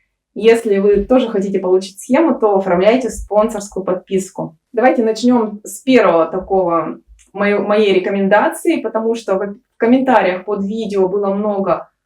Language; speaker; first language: Russian; native; Russian